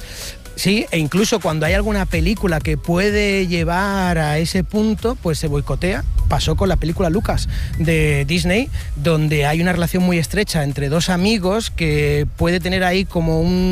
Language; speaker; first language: Spanish; native; Spanish